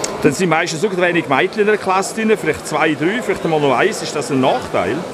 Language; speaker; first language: German; native; German